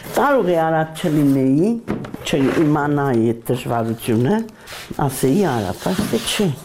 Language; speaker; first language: Armenian; native; Armenian